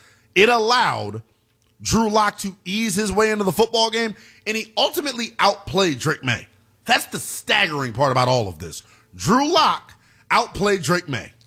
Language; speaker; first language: English; native; English